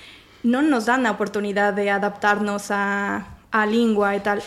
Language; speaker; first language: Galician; non-native, learner; Spanish